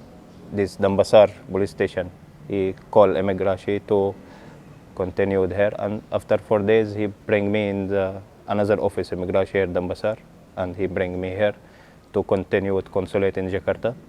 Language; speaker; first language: English; non-native, learner; Arabic